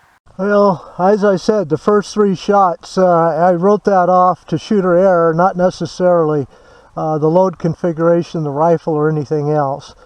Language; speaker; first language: English; native; English